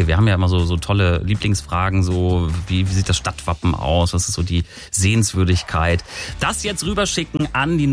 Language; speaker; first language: German; native; German